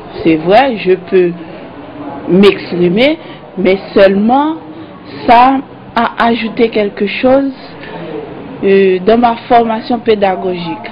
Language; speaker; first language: French; non-native, local second language; Haitian Creole